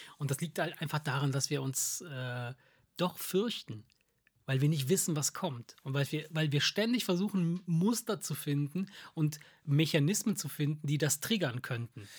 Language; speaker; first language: German; early bilingual, other home language; Italian